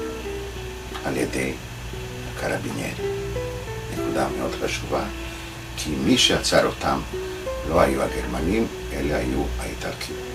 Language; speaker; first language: Hebrew; non-native, fluent; Italian